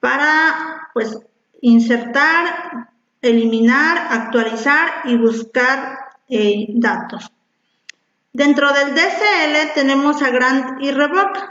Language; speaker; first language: Spanish; native; Spanish